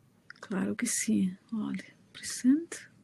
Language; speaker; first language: Portuguese; non-native, fluent; Spanish